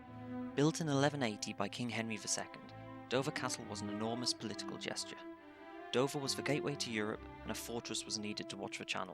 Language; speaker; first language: English; native; English